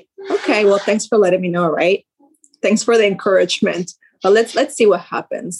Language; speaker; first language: English; native; English